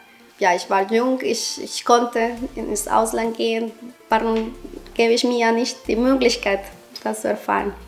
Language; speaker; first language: German; non-native, fluent; Spanish